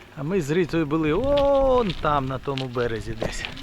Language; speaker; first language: Ukrainian; non-native, local second language; Russian